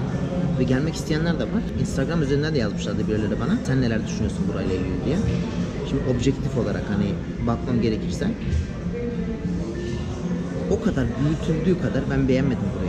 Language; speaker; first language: Turkish; native; Turkish